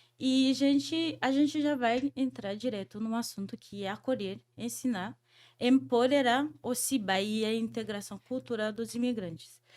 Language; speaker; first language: Portuguese; non-native, fluent; Haitian Creole